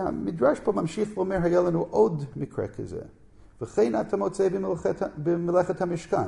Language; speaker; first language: Hebrew; non-native, fluent; English